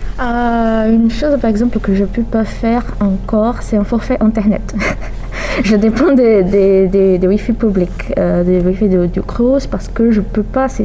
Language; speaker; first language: French; non-native, fluent; Portuguese